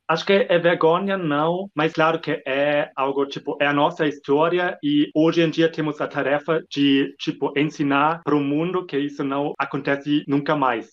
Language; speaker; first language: Portuguese; non-native, fluent; German